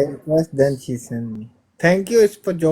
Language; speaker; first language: English; non-native, learner; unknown